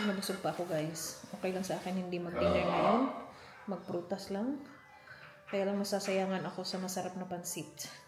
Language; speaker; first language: Filipino; non-native, local second language; Cebuano